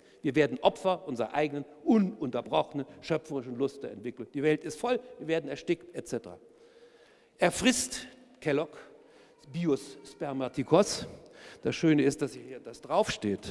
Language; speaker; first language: German; native; German